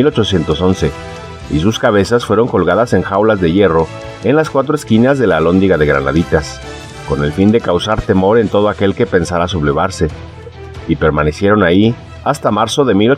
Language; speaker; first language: Spanish; native; Spanish